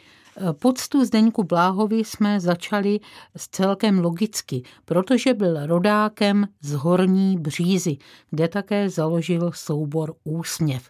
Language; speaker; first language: Czech; native; Czech